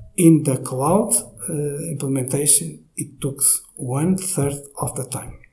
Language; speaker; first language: English; non-native, fluent; Portuguese